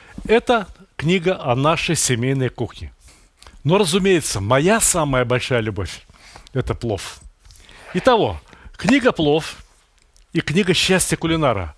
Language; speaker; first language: Russian; native; Russian